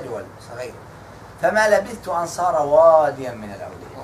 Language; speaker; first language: Arabic; native; Arabic